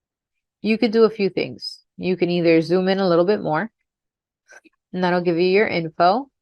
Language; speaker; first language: English; native; English